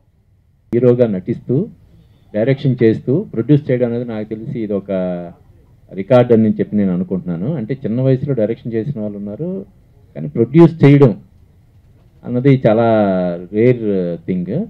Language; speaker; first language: Telugu; native; Telugu